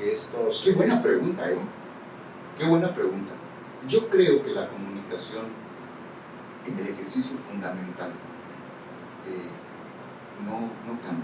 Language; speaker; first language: Spanish; native; Spanish